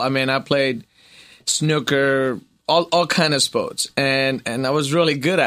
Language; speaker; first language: English; non-native, local second language; Gujarati